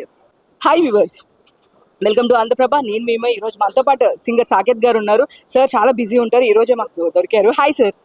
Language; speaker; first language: Telugu; native; Telugu